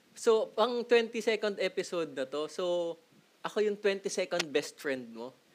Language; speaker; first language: Filipino; native; Filipino